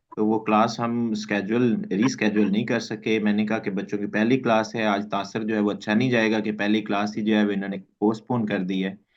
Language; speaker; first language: Urdu; native; Urdu